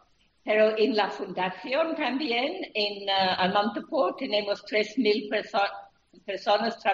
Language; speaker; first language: Spanish; non-native, fluent; English